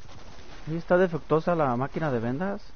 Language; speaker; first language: Spanish; native; Spanish